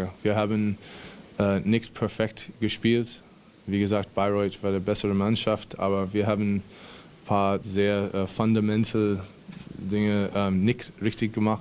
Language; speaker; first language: German; non-native, fluent; English